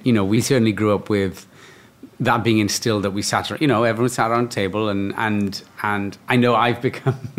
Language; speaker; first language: English; native; English